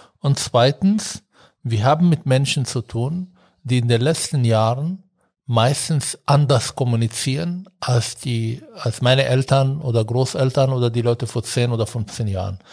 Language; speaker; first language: German; non-native, fluent; Arabic